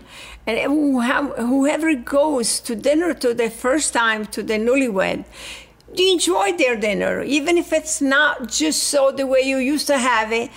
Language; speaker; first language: English; non-native, fluent; Italian